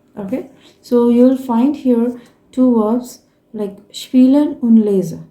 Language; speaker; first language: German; non-native, fluent; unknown